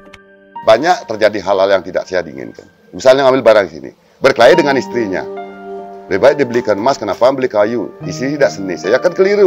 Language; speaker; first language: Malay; non-native, local second language; Balinese